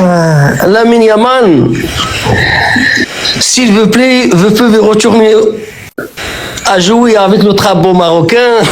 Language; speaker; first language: French; non-native, local second language; Arabic